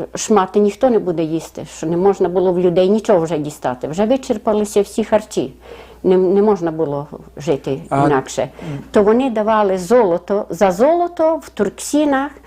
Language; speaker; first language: Ukrainian; native; Ukrainian